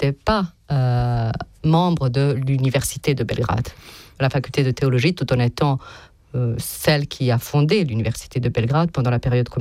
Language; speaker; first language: French; non-native, fluent; Bosnian